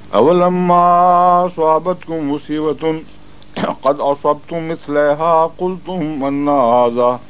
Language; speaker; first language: Arabic; non-native, fluent; Urdu